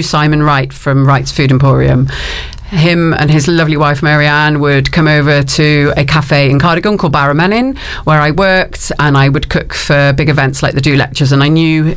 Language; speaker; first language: English; native; English